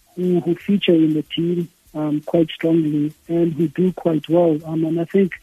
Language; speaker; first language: English; non-native, local second language; Xhosa